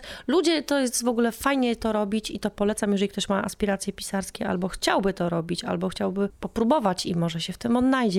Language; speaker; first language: Polish; native; Polish